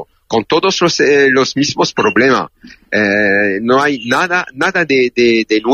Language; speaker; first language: Spanish; non-native, learner; French